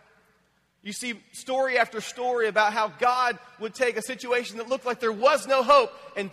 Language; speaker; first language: English; native; English